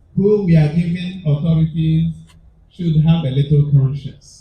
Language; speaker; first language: English; non-native, local second language; Igbo